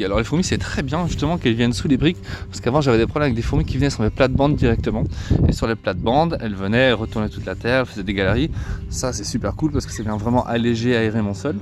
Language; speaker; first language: French; native; French